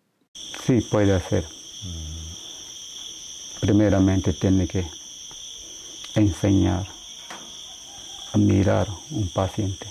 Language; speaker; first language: Spanish; non-native, local second language; Shipibo-Conibo